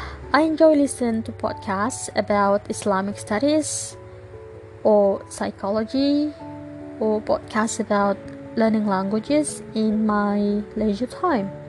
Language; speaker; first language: English; non-native, fluent; Indonesian